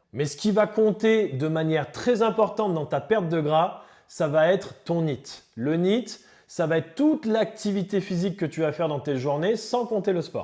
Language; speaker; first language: French; native; French